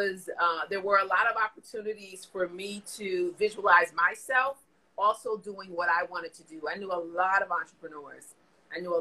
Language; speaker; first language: English; native; English